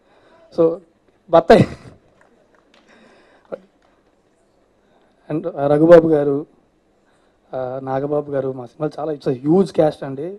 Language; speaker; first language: Telugu; native; Telugu